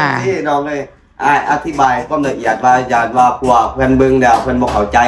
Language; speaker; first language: Thai; non-native, local second language; Lao